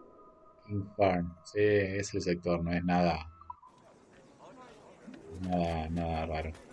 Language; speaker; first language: Spanish; native; Spanish